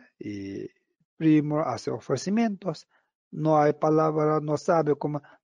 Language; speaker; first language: Spanish; non-native, learner; Tibetan